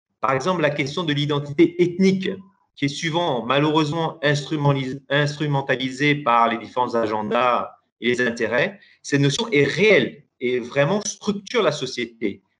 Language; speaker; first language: French; non-native, local second language; Persian